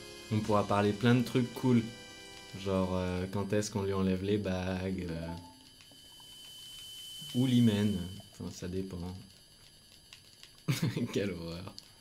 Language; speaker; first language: French; native; French